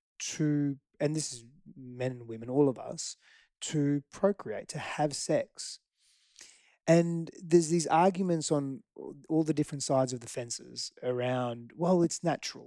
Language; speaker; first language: English; early bilingual, other home language; Greek